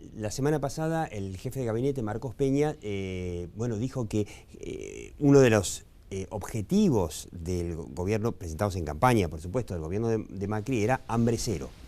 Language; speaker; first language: Spanish; native; Spanish